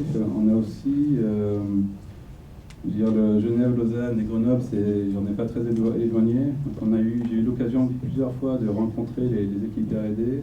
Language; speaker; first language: French; native; French